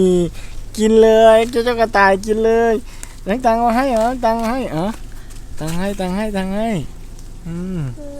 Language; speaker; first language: Thai; native; Thai